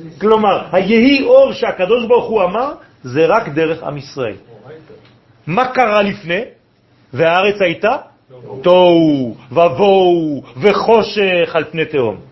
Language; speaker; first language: Hebrew; non-native, fluent; French